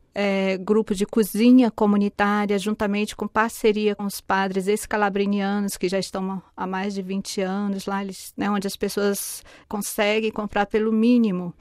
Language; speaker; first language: Portuguese; native; Portuguese